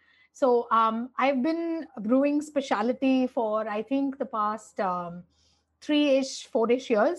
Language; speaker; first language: English; non-native, local second language; Tamil